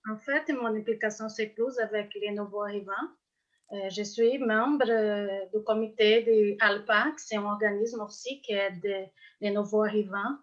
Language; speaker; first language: French; non-native, fluent; Portuguese